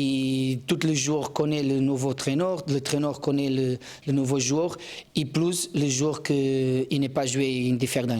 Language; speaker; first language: French; non-native, learner; Portuguese